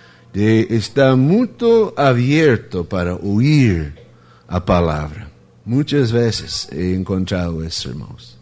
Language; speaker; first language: Spanish; non-native, fluent; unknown